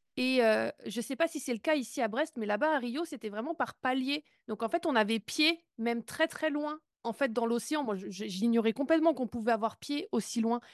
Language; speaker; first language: French; native; French